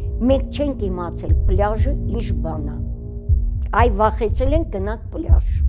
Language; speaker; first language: Armenian; native; Armenian